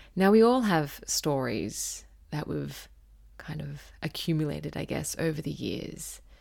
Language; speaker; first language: English; native; English